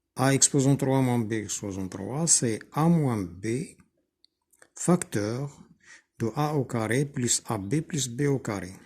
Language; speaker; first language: French; non-native, local second language; Arabic